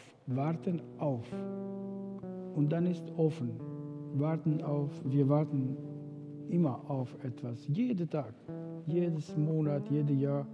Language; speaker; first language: German; non-native, fluent; Romany